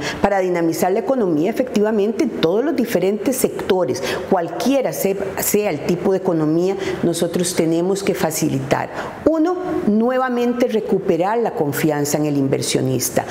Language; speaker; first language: Spanish; native; Spanish